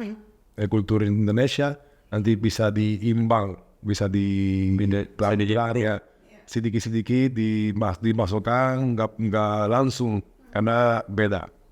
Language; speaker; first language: Indonesian; non-native, learner; Spanish